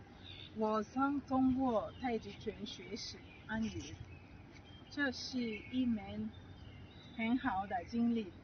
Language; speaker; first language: Chinese; non-native, learner; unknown